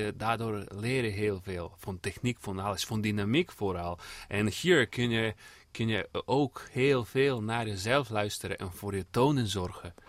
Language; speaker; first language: Dutch; non-native, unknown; Serbian